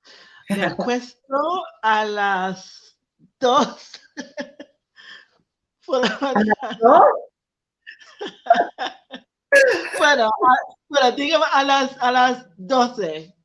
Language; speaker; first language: Spanish; non-native, learner; English